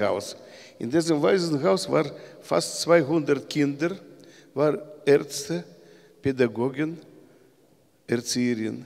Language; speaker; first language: German; non-native, learner; Russian